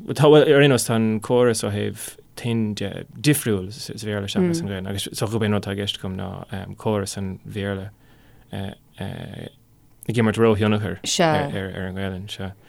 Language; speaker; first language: Irish; non-native, local second language; English